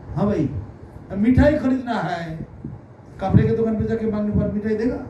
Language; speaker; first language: Hindi; non-native, local second language; Bangla